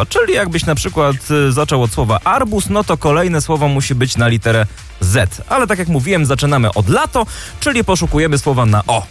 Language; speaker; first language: Polish; native; Polish